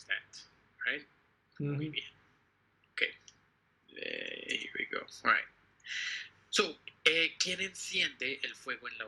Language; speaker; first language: Spanish; non-native, fluent; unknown